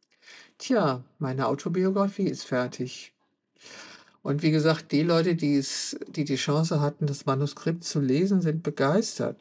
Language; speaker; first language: German; native; German